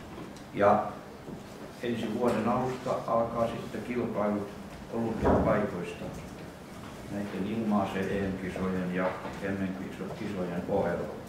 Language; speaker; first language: Finnish; native; Finnish